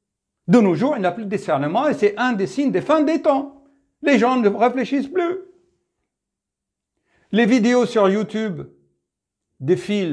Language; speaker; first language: French; native; French